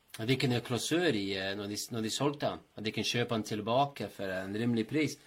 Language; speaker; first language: Norwegian; non-native, fluent; English